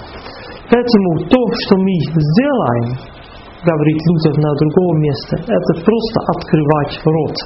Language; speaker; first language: Russian; non-native, fluent; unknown